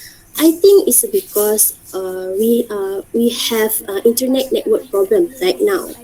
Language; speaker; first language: English; non-native, learner; Malay